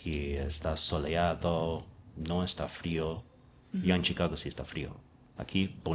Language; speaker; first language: Spanish; non-native, fluent; English